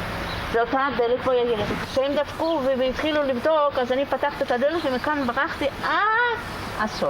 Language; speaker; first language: Hebrew; non-native, fluent; Yiddish